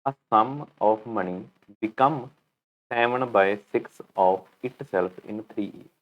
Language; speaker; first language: English; non-native, local second language; Punjabi